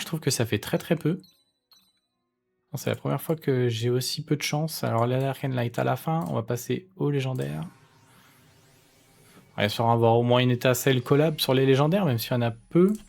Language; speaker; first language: French; native; French